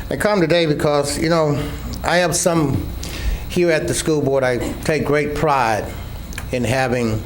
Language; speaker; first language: English; native; English